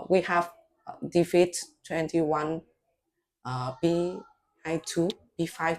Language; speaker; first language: English; non-native, learner; Vietnamese